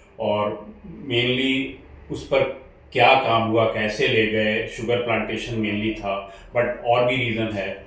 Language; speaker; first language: Hindi; native; Hindi